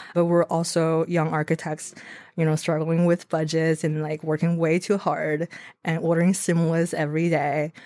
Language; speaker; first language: English; non-native, fluent; Chinese